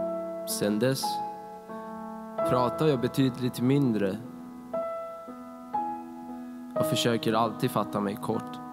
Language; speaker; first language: Swedish; non-native, fluent; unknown